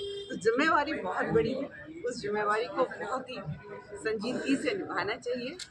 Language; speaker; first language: Hindi; native; Hindi